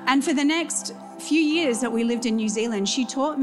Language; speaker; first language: English; native; English